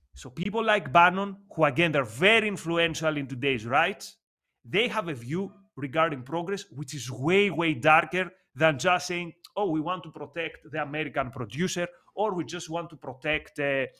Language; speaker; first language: English; non-native, fluent; Greek